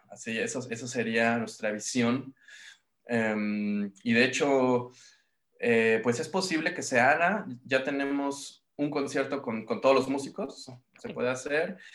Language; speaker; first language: Spanish; native; Spanish